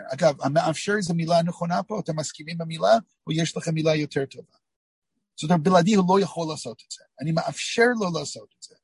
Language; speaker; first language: Hebrew; non-native, fluent; English